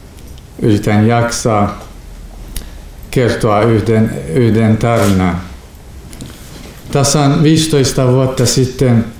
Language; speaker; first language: Finnish; non-native, fluent; Kurdish